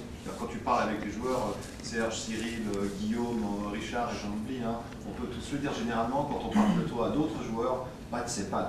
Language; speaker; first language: French; native; French